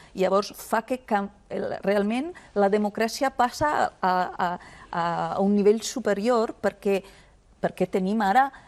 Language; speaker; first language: Catalan; non-native, fluent; Italian